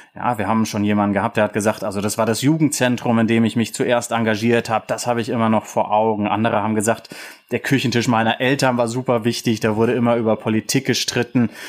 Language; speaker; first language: German; native; German